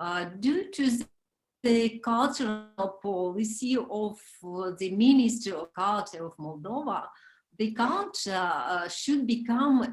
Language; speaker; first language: English; non-native, learner; Romanian